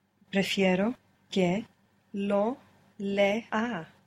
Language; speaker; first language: Spanish; non-native, learner; English